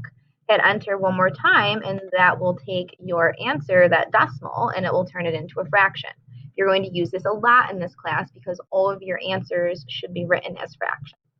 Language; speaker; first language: English; native; English